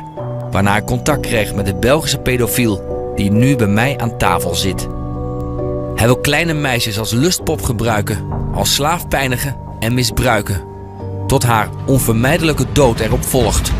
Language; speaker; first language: Dutch; native; Dutch